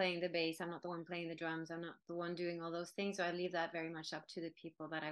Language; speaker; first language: English; non-native, fluent; Norwegian